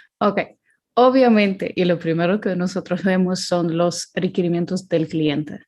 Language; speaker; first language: Spanish; non-native, fluent; Ukrainian